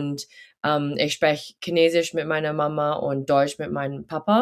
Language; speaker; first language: German; early bilingual, heritage; German